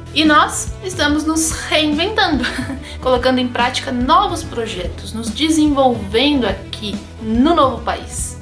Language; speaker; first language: Portuguese; native; Portuguese